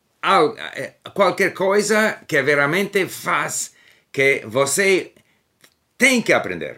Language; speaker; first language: Portuguese; non-native, learner; English